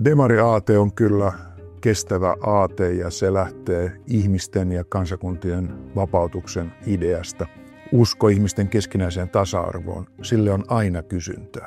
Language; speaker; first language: Finnish; native; Finnish